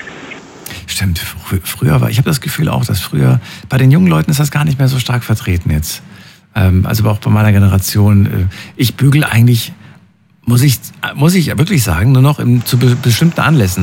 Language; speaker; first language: German; native; German